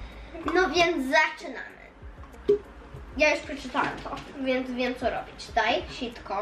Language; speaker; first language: Polish; early bilingual, heritage; Polish